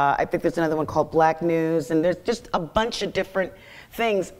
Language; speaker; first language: English; native; English